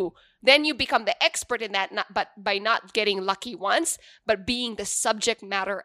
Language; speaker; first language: English; non-native, local second language; Pampanga